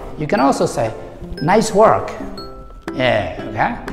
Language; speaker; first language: English; non-native, fluent; Khmer